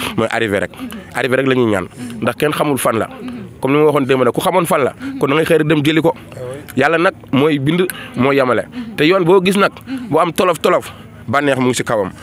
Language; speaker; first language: Wolof; non-native, local second language; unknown